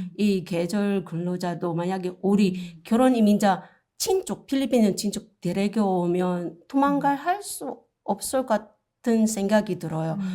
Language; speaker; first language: Korean; non-native, learner; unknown